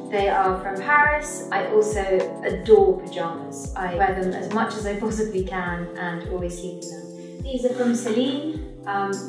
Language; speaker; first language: English; native; English